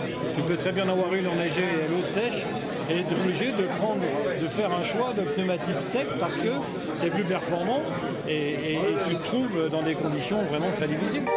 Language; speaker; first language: French; native; French